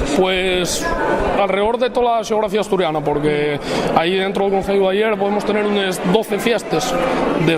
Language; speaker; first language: Spanish; native; Spanish